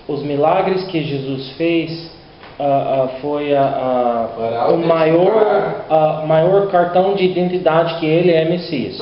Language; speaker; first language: Portuguese; non-native, learner; English